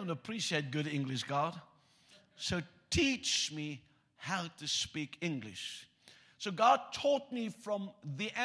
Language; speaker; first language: English; non-native, local second language; Afrikaans